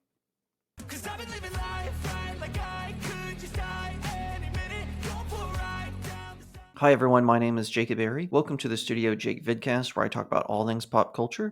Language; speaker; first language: English; native; English